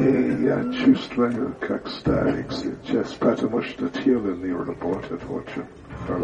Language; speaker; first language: Russian; non-native, learner; English